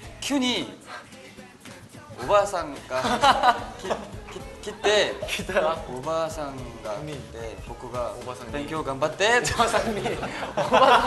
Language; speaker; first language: Japanese; non-native, learner; Korean